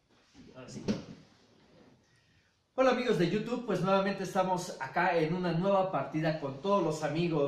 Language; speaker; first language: Spanish; native; Spanish